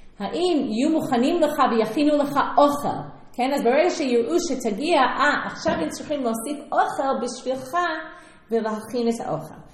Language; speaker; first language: Hebrew; non-native, fluent; English